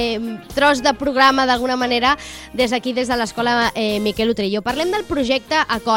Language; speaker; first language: Catalan; native; Catalan